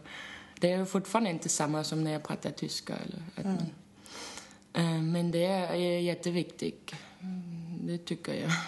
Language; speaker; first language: Swedish; non-native, fluent; German